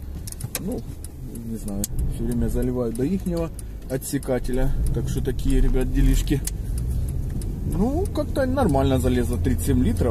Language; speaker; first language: Russian; native; Russian